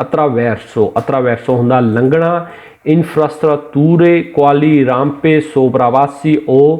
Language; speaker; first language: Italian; non-native, fluent; Punjabi